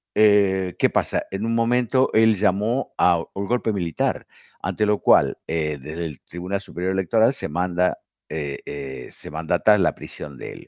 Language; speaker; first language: Spanish; native; Spanish